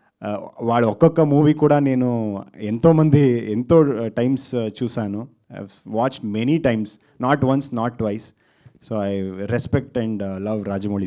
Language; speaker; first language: Telugu; non-native, local second language; Kannada